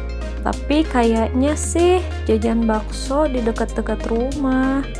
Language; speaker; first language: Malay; non-native, local second language; Sundanese